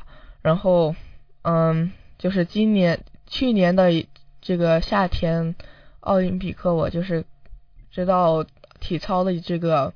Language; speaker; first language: Chinese; early bilingual, heritage; Chinese